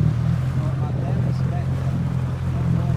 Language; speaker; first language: English; non-native, learner; Italian